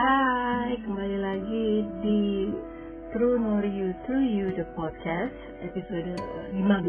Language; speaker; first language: Indonesian; native; Indonesian